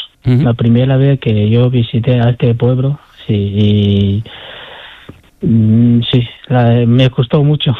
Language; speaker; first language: Spanish; non-native, fluent; Chinese